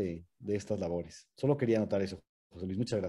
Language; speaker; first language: Spanish; native; Spanish